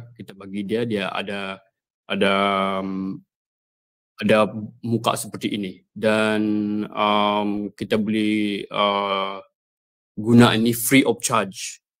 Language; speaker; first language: Malay; native; Malay